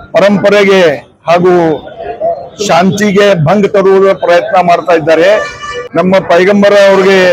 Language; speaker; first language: Kannada; non-native, local second language; Urdu